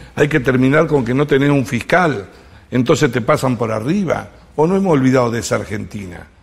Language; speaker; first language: Spanish; native; Spanish